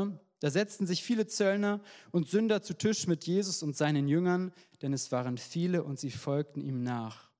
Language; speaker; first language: German; native; German